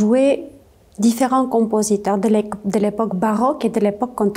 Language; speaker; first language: French; non-native, fluent; Armenian